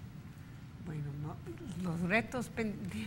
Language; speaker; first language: Spanish; non-native, fluent; English